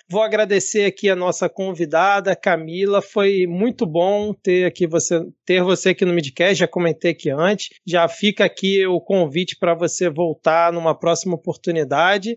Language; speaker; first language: Portuguese; native; Portuguese